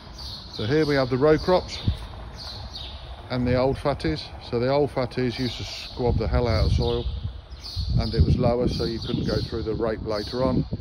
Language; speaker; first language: English; native; English